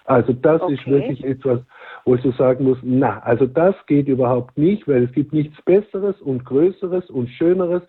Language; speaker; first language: German; native; German